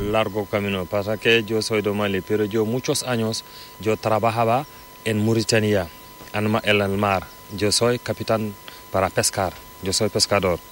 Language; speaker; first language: Spanish; non-native, learner; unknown